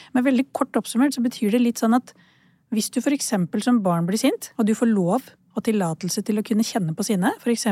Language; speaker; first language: Norwegian; early bilingual, other home language; Urdu